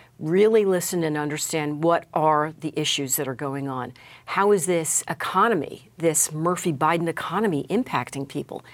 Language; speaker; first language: English; native; English